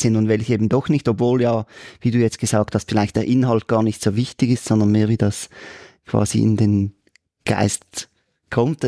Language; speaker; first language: German; native; German